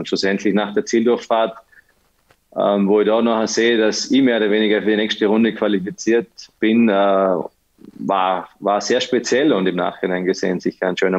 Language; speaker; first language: German; native; German